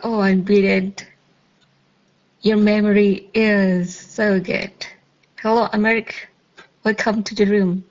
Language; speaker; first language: English; non-native, fluent; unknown